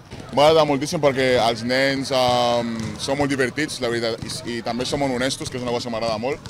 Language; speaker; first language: Catalan; non-native, fluent; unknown